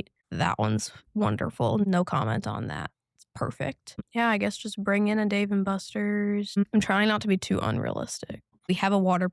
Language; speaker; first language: English; native; English